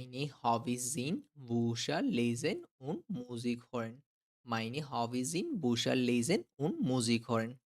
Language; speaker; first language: German; non-native, fluent; Bangla